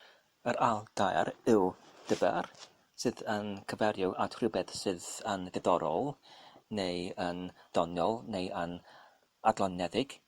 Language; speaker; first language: Welsh; non-native, learner; English